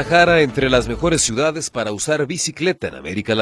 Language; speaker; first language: Spanish; native; Spanish